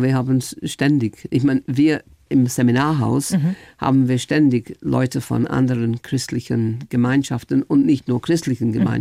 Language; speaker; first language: German; non-native, fluent; English